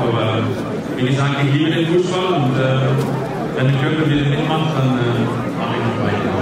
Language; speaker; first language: German; non-native, fluent; Dutch